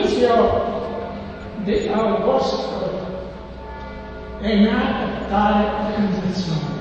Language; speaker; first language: Italian; non-native, learner; Serbian